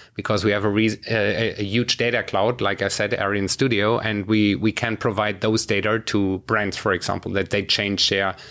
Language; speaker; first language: English; non-native, fluent; German